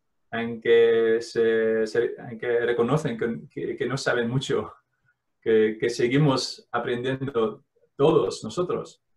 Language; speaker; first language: Spanish; non-native, fluent; Dutch